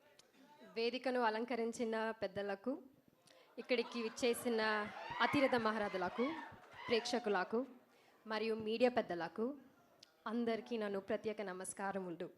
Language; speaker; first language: Telugu; non-native, learner; English